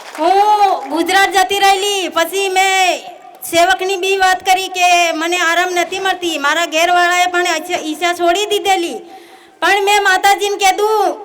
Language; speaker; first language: Gujarati; native; Gujarati